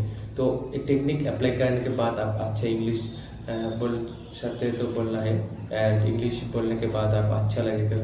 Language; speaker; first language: Hindi; non-native, local second language; Bangla